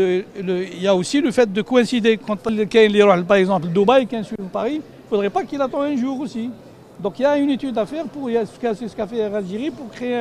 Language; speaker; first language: French; non-native, local second language; Arabic